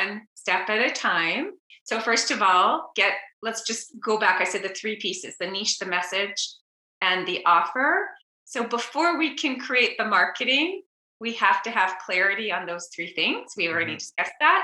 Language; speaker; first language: English; native; English